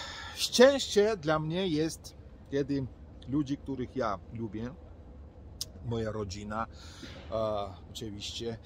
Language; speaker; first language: Polish; non-native, fluent; Georgian